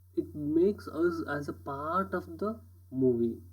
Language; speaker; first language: English; non-native, local second language; Kannada